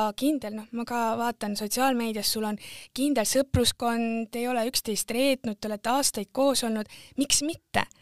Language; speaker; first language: Estonian; native; Estonian